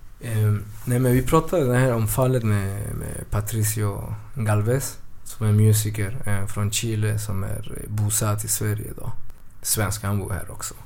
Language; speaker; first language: Swedish; early bilingual, other home language; Spanish